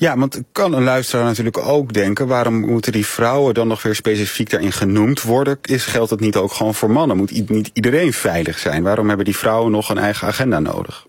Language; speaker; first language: Dutch; native; Dutch